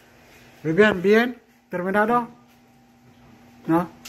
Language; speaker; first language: Spanish; non-native, learner; Filipino